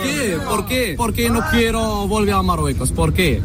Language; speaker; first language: Spanish; non-native, learner; Arabic